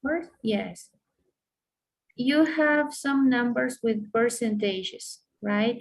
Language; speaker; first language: English; non-native, fluent; Spanish